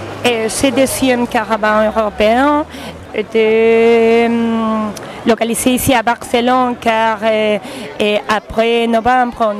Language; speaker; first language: French; non-native, learner; Spanish